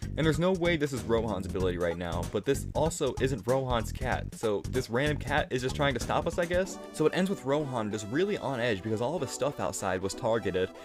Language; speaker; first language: English; native; English